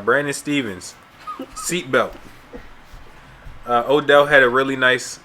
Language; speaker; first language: English; native; English